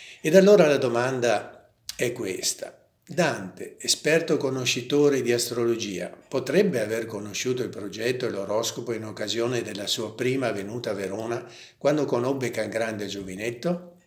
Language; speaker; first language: Italian; native; Italian